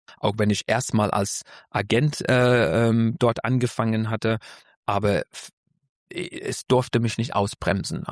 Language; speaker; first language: German; non-native, fluent; English